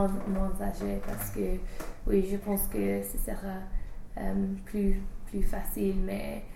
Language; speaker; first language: French; non-native, fluent; English